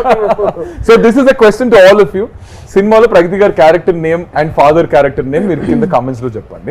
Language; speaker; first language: Telugu; native; Telugu